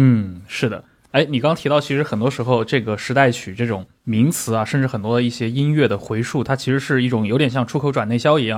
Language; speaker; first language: Chinese; native; Chinese